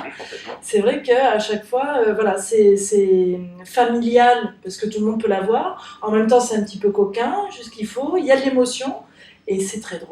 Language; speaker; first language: French; native; French